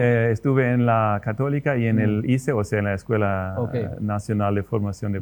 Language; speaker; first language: Spanish; non-native, local second language; Plautdietsch